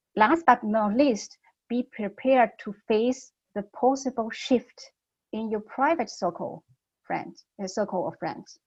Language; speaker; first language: English; non-native, fluent; Chinese